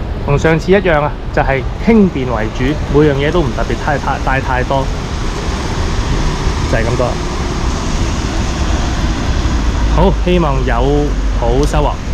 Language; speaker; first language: Chinese; native; Chinese